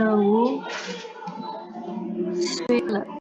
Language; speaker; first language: Chinese; non-native, learner; Indonesian